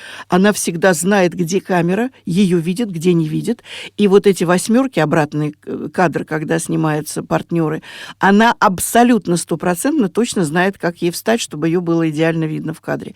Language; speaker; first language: Russian; native; Russian